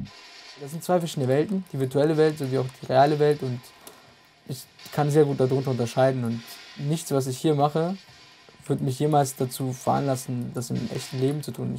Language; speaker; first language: German; native; German